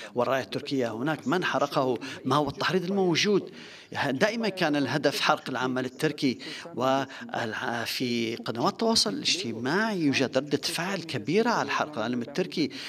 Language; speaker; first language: Arabic; non-native, fluent; Turkish